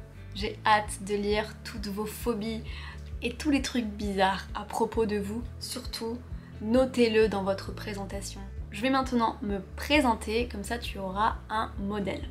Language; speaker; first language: French; native; French